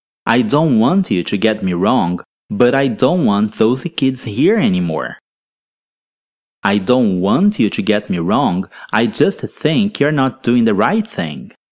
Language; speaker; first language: English; non-native, fluent; Portuguese